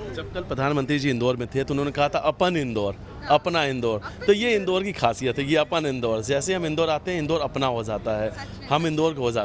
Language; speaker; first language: Hindi; native; Hindi